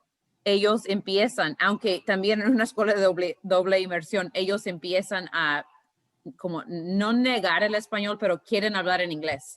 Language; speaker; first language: Spanish; early bilingual, heritage; Spanish